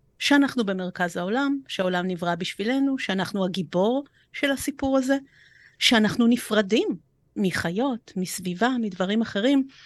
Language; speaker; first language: Hebrew; early bilingual, other home language; Romanian